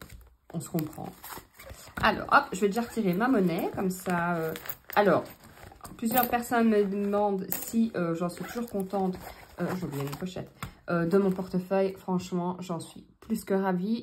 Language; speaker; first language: French; native; French